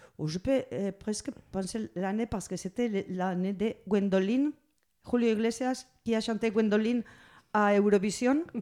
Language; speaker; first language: French; non-native, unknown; Spanish